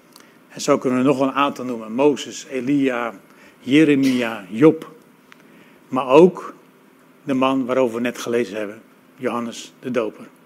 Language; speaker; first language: Dutch; native; Dutch